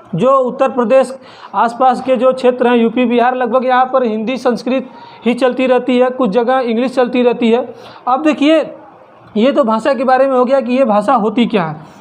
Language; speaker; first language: Hindi; native; Hindi